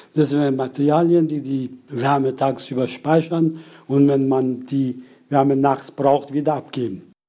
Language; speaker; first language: German; non-native, fluent; Persian